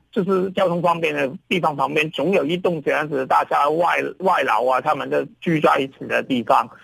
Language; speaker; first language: Chinese; non-native, local second language; Cantonese